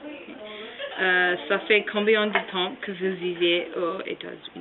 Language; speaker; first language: French; non-native, learner; English